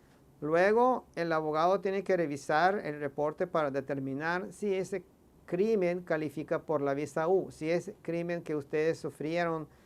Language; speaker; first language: Spanish; non-native, fluent; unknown